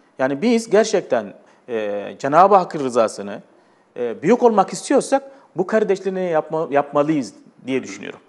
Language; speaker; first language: Turkish; non-native, fluent; Arabic